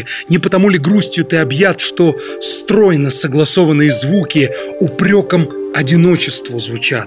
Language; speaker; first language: Russian; native; Russian